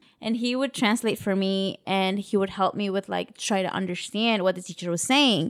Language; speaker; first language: English; early bilingual, other home language; Spanish